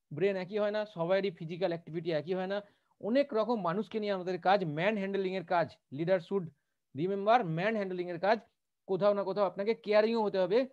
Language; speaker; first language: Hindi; non-native, local second language; Bangla